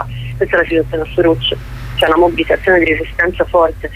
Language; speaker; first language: Italian; native; Italian